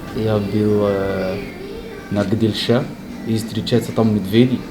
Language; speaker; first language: Russian; non-native, learner; Arabic